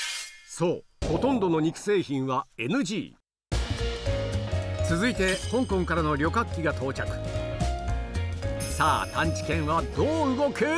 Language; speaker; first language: Japanese; native; Japanese